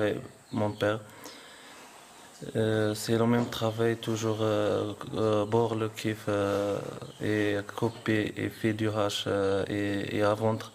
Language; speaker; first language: French; non-native, learner; Arabic